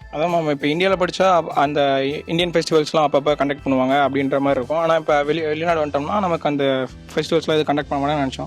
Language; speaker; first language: Tamil; native; Tamil